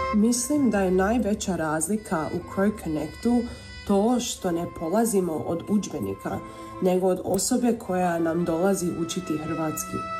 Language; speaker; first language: Croatian; early bilingual, heritage; Croatian